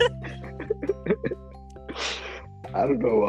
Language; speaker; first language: English; non-native, local second language; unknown